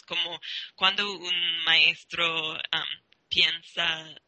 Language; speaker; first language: Spanish; non-native, learner; English